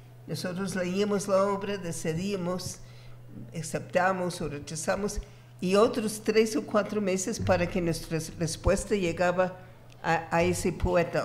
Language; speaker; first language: Spanish; non-native, fluent; English